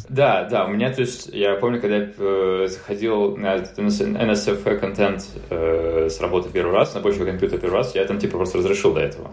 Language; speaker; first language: Russian; native; Russian